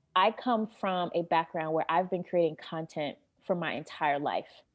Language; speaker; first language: English; native; English